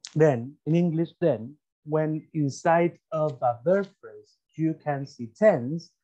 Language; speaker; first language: English; non-native, fluent; Spanish